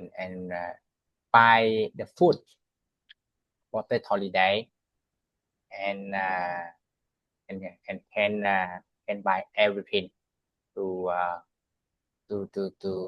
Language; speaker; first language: English; non-native, learner; Vietnamese